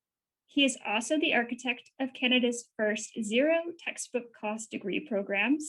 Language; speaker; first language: English; native; English